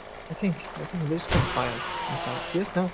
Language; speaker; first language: English; non-native, learner; Portuguese